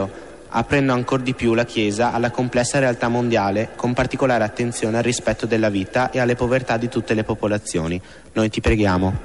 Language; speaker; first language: Italian; native; Italian